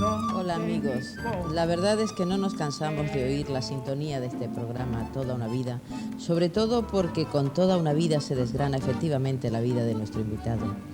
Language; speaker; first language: Spanish; native; Spanish